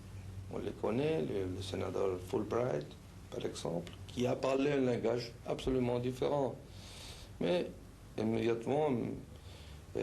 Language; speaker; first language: French; non-native, fluent; Spanish